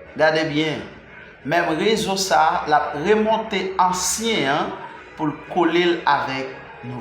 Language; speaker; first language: French; non-native, learner; Haitian Creole